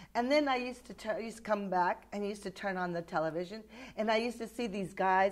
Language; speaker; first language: English; native; English